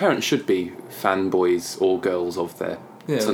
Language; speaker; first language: English; native; English